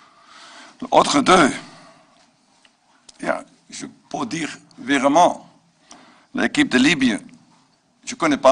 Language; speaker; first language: French; non-native, learner; Dutch